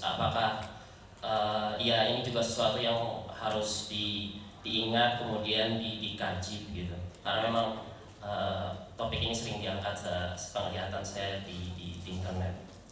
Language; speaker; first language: Indonesian; native; Indonesian